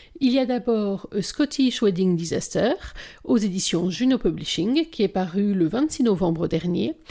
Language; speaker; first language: French; native; French